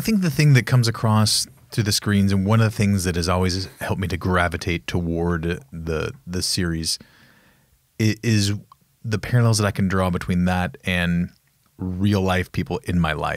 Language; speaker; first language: English; native; English